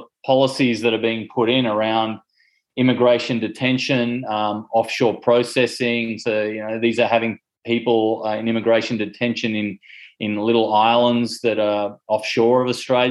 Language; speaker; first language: English; non-native, local second language; Greek